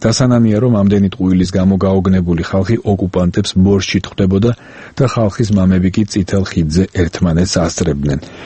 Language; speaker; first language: Georgian; native; Georgian